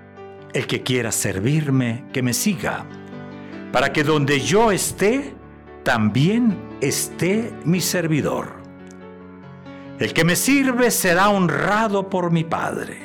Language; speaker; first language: Spanish; native; Spanish